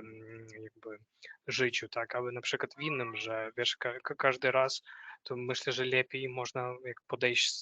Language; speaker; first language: Polish; non-native, fluent; Ukrainian